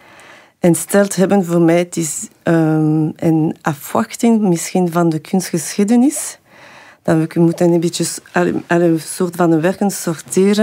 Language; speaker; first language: Dutch; non-native, fluent; French